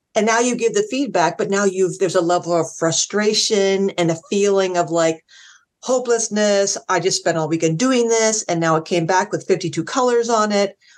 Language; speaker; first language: English; native; English